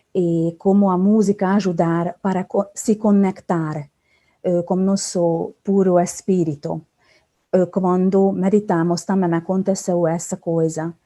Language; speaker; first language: Portuguese; non-native, fluent; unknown